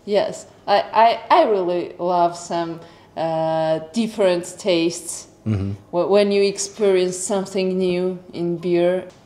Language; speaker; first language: English; non-native, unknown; Georgian